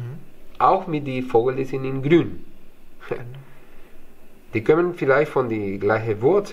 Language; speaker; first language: German; non-native, fluent; Spanish